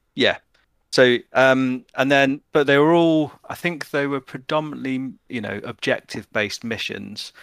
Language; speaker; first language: English; native; English